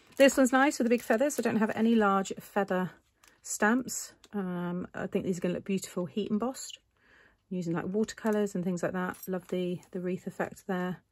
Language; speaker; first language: English; native; English